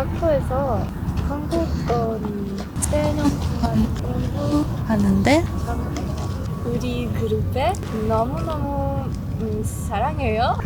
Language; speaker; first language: Korean; non-native, learner; French